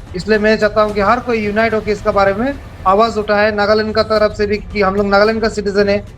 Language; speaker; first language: Hindi; non-native, local second language; Garo